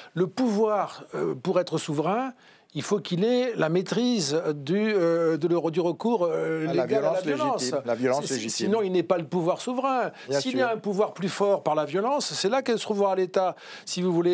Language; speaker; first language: French; native; French